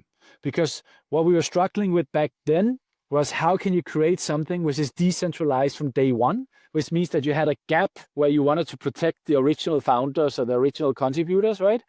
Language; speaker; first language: English; non-native, fluent; Danish